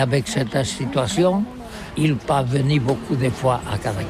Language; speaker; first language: French; non-native, learner; Catalan